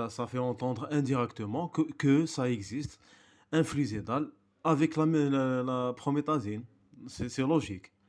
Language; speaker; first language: French; non-native, local second language; Arabic